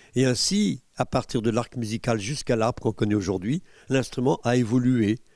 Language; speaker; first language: French; native; French